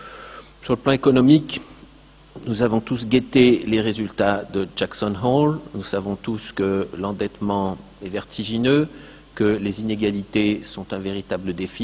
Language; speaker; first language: French; native; French